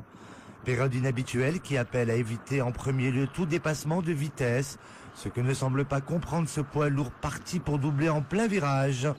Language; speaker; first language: French; non-native, local second language; Arabic